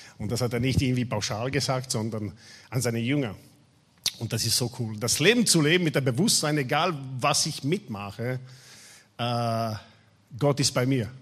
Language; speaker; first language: German; non-native, fluent; Italian